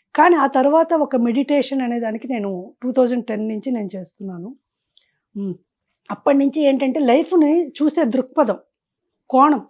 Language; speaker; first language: Telugu; native; Telugu